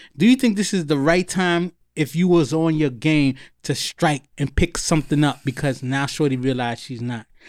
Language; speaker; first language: English; early bilingual, other home language; Haitian Creole